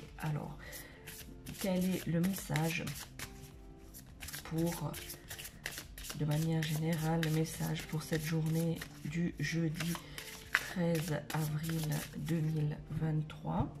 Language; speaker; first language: French; native; French